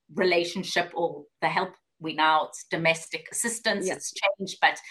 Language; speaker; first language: English; native; English